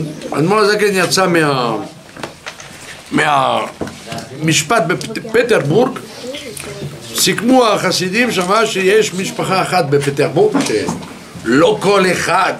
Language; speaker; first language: Hebrew; non-native, fluent; French